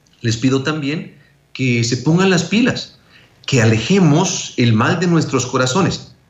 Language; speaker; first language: Spanish; native; Spanish